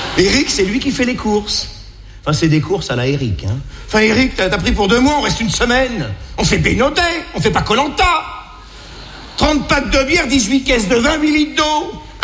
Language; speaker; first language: French; native; French